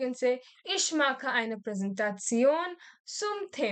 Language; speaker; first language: German; non-native, learner; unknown